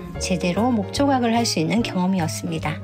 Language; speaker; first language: Korean; native; Korean